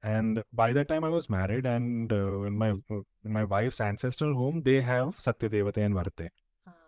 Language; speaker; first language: English; non-native, local second language; Tulu